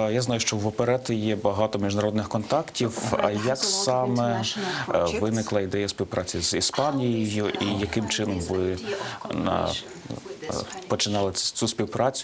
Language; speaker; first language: Ukrainian; native; Ukrainian